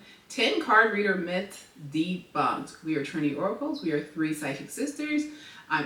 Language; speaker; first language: English; native; English